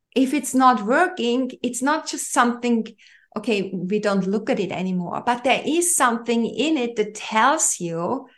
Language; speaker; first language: English; non-native, fluent; German